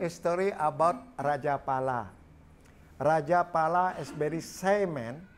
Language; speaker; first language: English; non-native, learner; Balinese